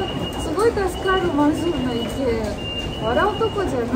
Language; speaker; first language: Japanese; non-native, fluent; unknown